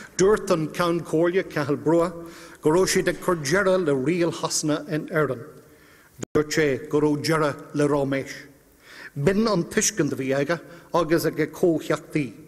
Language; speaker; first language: Irish; non-native, local second language; English